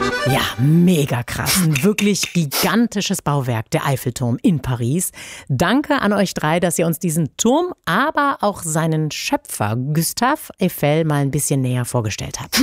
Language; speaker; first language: German; native; German